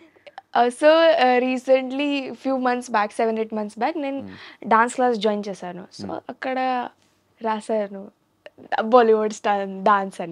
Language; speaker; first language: Telugu; non-native, learner; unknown